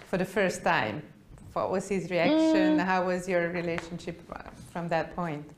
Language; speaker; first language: English; non-native, fluent; Hungarian